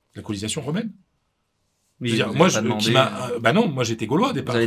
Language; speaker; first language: French; native; French